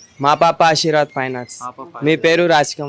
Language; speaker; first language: Telugu; non-native, local second language; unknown